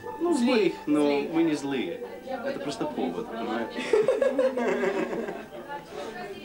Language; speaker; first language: Russian; non-native, fluent; English